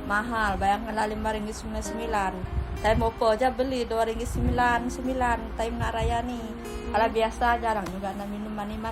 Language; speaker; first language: Malay; native; Malay